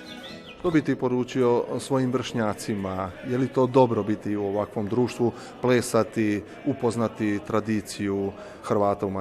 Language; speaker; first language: Bosnian; native; Bosnian